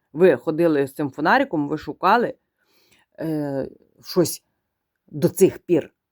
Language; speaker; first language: Ukrainian; non-native, local second language; Russian